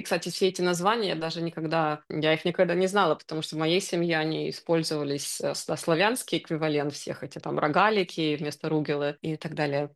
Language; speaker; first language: Russian; native; Russian